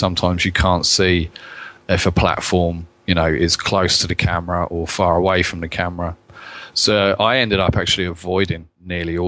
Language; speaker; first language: English; native; English